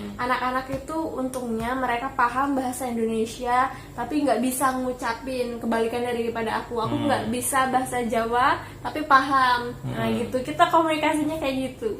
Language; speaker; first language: Indonesian; native; Indonesian